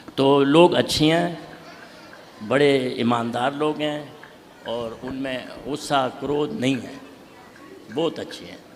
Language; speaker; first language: Hindi; native; Hindi